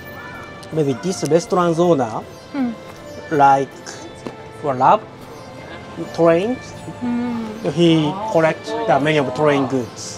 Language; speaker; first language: English; non-native, learner; Japanese